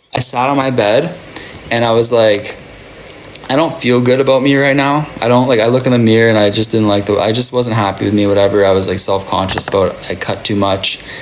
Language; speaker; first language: English; native; English